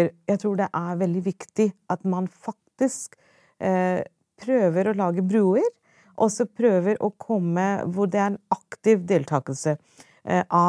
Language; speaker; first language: Norwegian; non-native, fluent; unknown